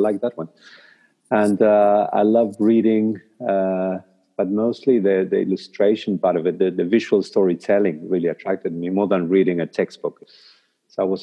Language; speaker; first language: English; non-native, fluent; Spanish